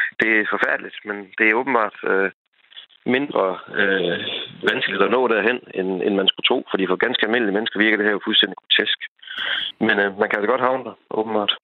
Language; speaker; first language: Danish; native; Danish